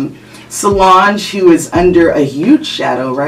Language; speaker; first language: English; native; English